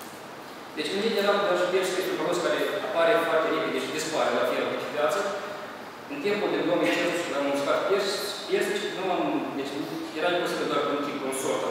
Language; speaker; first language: Romanian; native; Romanian